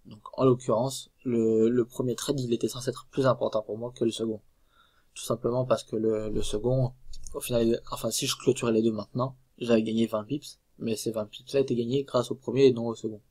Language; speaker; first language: French; native; French